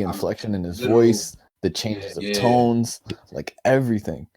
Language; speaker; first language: English; native; English